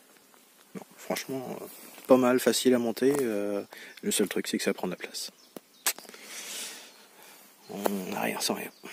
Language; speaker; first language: French; native; French